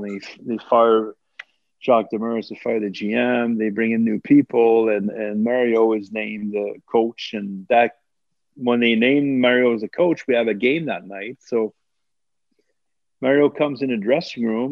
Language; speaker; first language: English; native; English